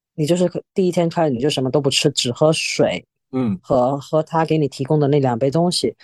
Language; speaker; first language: Chinese; non-native, local second language; Cantonese